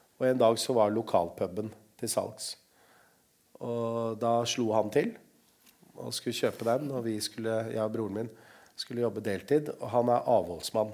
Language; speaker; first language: Norwegian; early bilingual, other home language; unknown